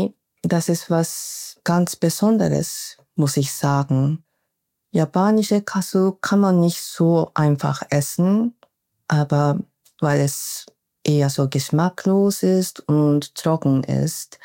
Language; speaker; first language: German; non-native, fluent; Japanese